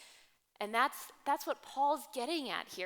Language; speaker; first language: English; native; English